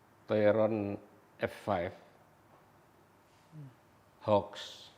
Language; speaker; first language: Arabic; non-native, learner; Indonesian